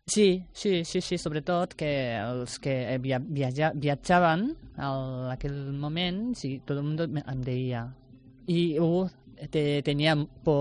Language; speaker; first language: Catalan; non-native, learner; Japanese